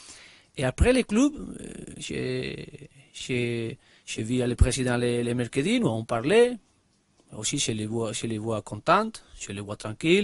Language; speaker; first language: French; non-native, learner; Spanish